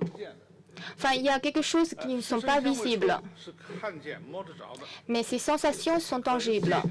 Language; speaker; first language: French; non-native, fluent; Chinese